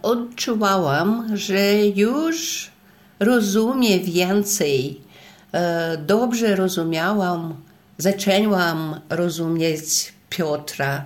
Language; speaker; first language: Polish; non-native, learner; Russian